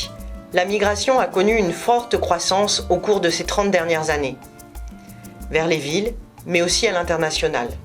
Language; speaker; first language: French; native; French